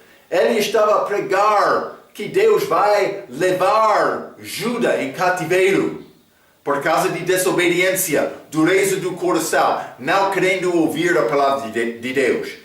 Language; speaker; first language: Portuguese; non-native, fluent; English